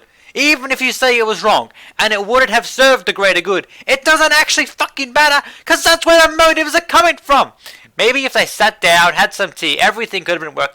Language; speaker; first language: English; native; English